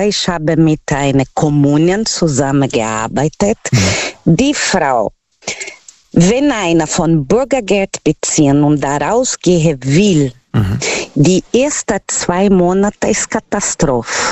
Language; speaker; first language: German; non-native, learner; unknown